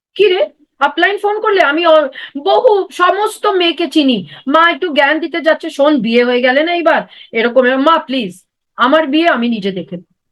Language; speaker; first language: Bangla; non-native, local second language; Hindi